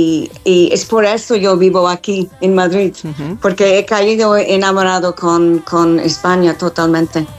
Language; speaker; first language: Spanish; non-native, fluent; English